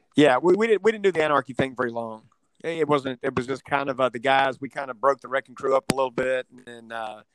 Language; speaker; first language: English; native; English